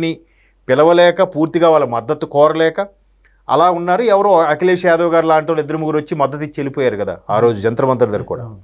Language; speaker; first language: Telugu; native; Telugu